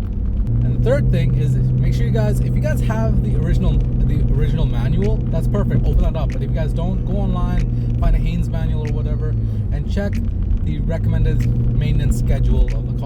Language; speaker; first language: English; native; English